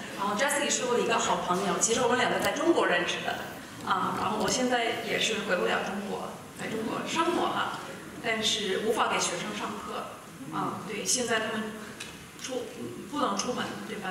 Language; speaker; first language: Chinese; non-native, fluent; English